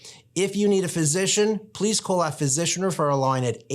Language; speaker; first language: English; native; English